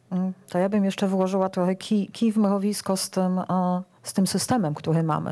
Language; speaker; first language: Polish; native; Polish